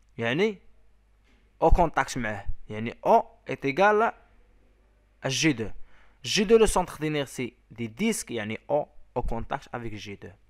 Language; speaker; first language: French; non-native, local second language; Arabic